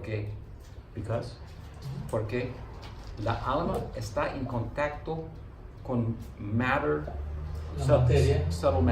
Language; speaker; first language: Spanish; non-native, learner; English